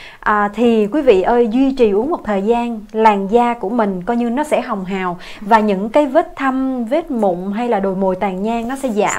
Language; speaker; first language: Vietnamese; native; Vietnamese